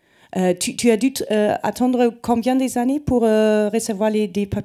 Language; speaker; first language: French; non-native, fluent; German